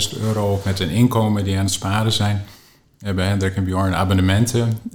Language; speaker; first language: Dutch; non-native, fluent; English